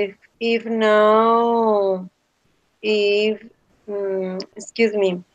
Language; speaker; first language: English; non-native, learner; Spanish